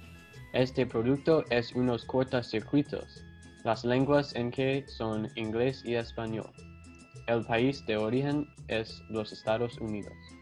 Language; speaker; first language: Spanish; non-native, learner; English